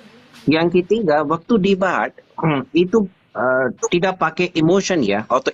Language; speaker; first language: Indonesian; non-native, learner; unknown